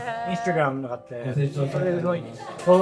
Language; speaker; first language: Japanese; native; Japanese